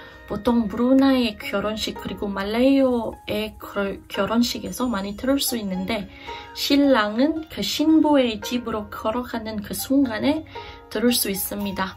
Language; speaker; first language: Korean; non-native, fluent; Malay